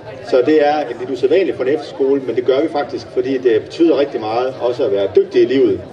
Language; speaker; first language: Danish; native; Danish